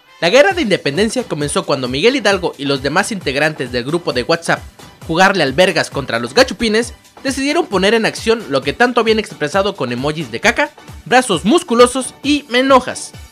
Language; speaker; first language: Spanish; native; Spanish